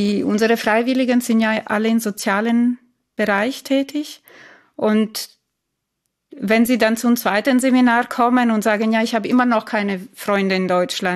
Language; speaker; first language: German; non-native, fluent; Italian